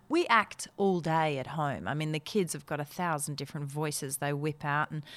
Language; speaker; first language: English; early bilingual, other home language; Dutch